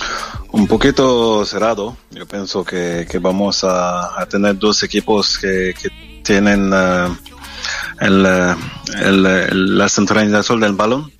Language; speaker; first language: Spanish; non-native, fluent; French